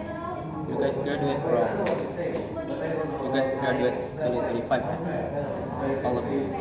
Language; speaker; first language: English; non-native, learner; Indonesian